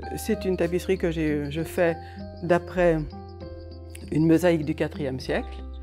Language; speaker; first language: French; non-native, fluent; Hungarian